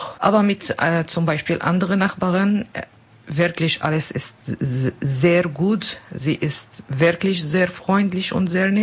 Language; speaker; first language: German; non-native, learner; Kurdish